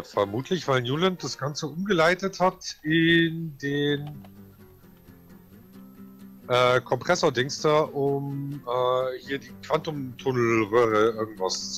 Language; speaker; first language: German; native; German